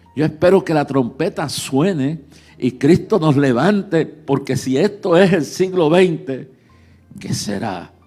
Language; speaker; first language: Spanish; early bilingual, heritage; Spanish